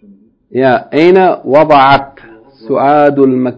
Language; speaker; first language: Arabic; non-native, fluent; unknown